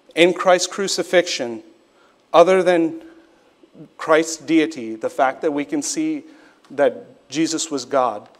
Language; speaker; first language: English; native; English